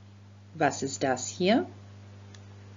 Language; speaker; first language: German; non-native, fluent; Croatian